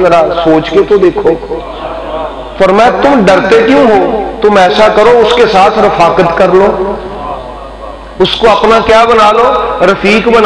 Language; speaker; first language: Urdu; non-native, local second language; Punjabi